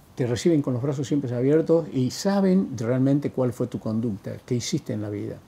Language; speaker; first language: Spanish; native; Spanish